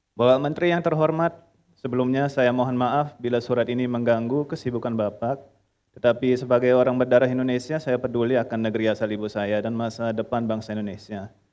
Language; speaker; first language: Indonesian; early bilingual, heritage; Indonesian